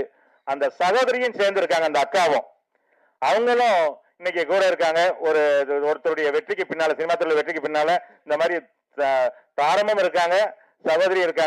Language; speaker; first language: Tamil; native; Tamil